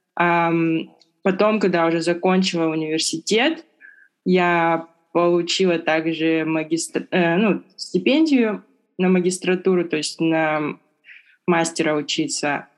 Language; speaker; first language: Russian; native; Russian